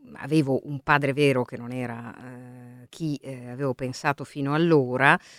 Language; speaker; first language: Italian; native; Italian